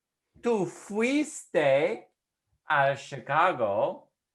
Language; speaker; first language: Spanish; non-native, fluent; English